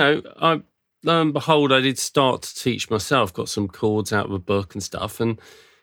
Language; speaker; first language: English; native; English